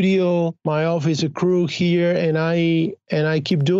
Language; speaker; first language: English; non-native, fluent; Spanish